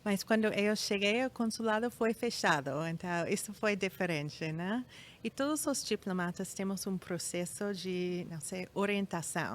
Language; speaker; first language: Portuguese; non-native, fluent; English